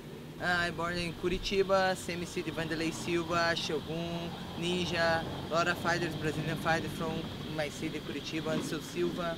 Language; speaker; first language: English; non-native, learner; Portuguese